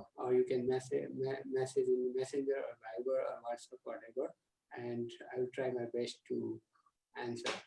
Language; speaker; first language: English; non-native, local second language; Nepali